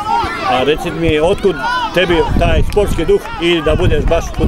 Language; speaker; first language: Serbian; native; Serbian